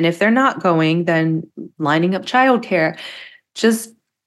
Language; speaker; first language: English; native; English